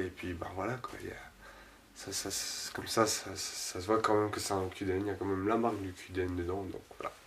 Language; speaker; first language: French; native; French